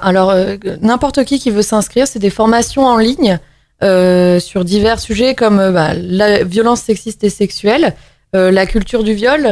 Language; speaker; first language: French; native; French